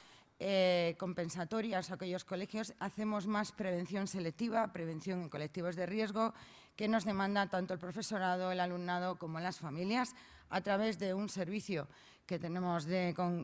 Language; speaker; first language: Spanish; native; Spanish